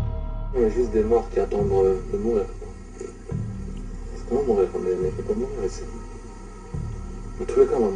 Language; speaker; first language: French; native; French